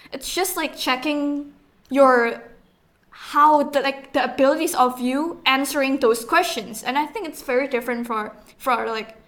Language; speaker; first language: English; non-native, fluent; Indonesian